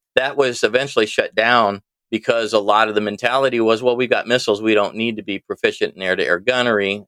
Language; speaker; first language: English; native; English